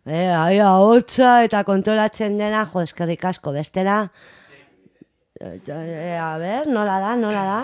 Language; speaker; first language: Basque; non-native, local second language; Spanish